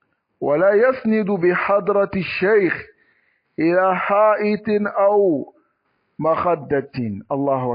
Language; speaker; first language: Arabic; non-native, fluent; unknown